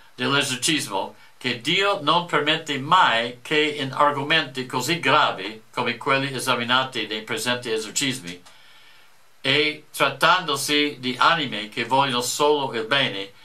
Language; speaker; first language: Italian; non-native, fluent; English